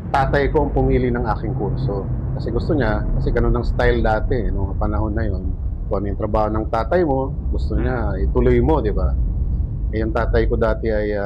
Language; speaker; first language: Filipino; non-native, local second language; Bikol